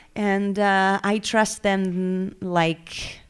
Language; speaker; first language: English; non-native, fluent; French